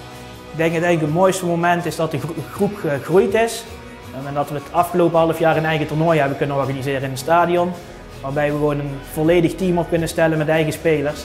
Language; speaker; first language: Dutch; native; Dutch